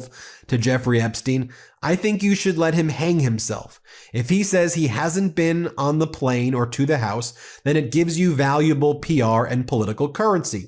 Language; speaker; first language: English; native; English